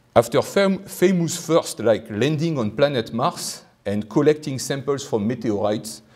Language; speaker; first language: English; non-native, fluent; French